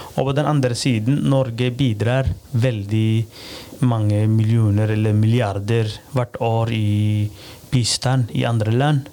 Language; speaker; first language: Norwegian; non-native, fluent; Somali